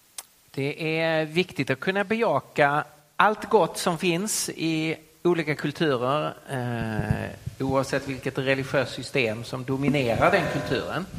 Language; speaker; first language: Swedish; native; Swedish